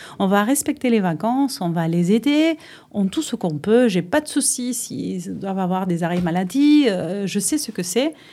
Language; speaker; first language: French; non-native, fluent; Spanish